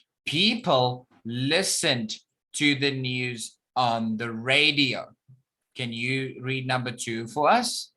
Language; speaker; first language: English; non-native, fluent; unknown